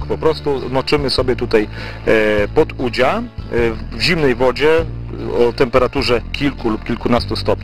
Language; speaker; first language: Polish; native; Polish